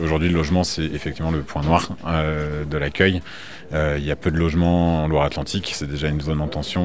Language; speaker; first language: French; native; French